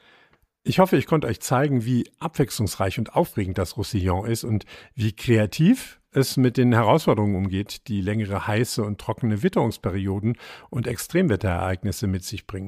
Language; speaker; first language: German; native; German